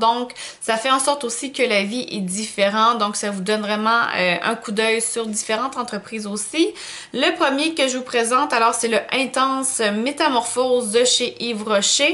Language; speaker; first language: French; native; French